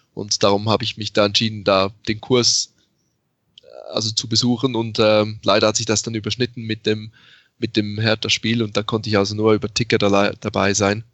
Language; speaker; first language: German; native; German